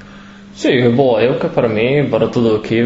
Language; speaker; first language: Portuguese; non-native, learner; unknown